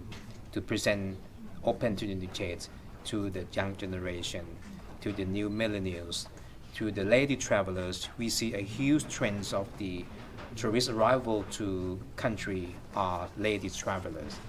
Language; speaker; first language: English; non-native, fluent; Thai